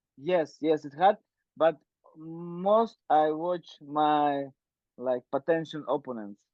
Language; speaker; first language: English; non-native, learner; Russian